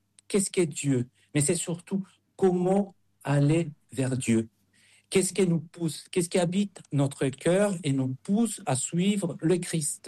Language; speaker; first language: French; non-native, fluent; Spanish